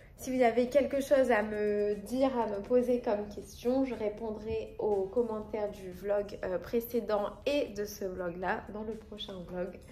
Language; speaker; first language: French; native; French